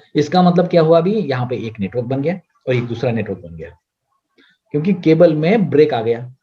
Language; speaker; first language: Hindi; non-native, local second language; Marathi